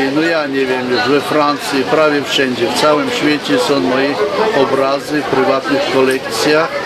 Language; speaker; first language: Polish; non-native, fluent; Armenian